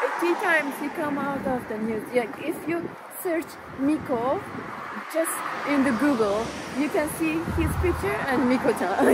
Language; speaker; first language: English; non-native, learner; Japanese